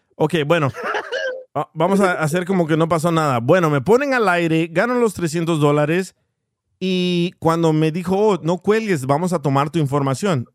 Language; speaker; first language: Spanish; early bilingual, heritage; Spanish